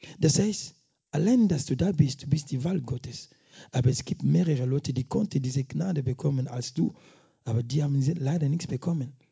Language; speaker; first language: German; non-native, fluent; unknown